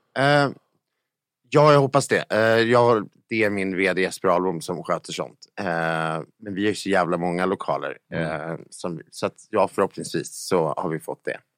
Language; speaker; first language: Swedish; native; Swedish